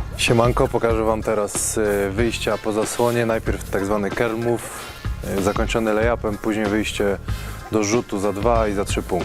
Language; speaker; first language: Polish; native; Polish